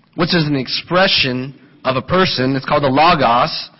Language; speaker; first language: English; native; English